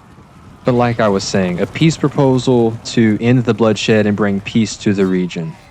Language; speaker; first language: English; native; English